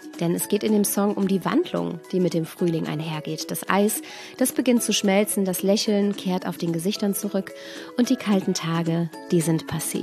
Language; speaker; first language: German; native; German